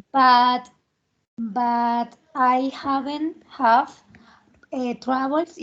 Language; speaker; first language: English; non-native, learner; Spanish